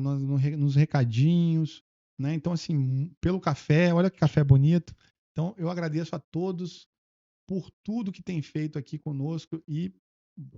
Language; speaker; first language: Portuguese; native; Portuguese